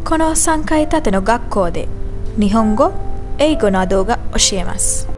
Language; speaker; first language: Japanese; non-native, learner; Sinhala